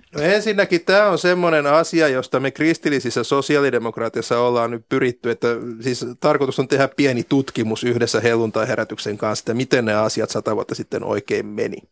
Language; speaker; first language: Finnish; native; Finnish